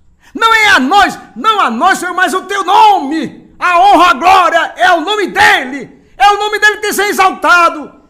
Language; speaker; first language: Portuguese; native; Portuguese